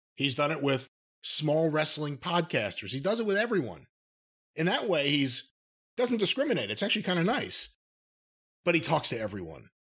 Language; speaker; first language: English; native; English